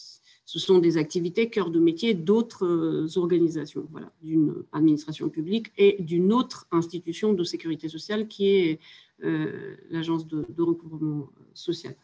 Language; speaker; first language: French; native; French